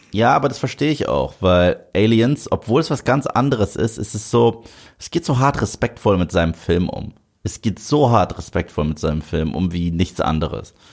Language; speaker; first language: German; native; German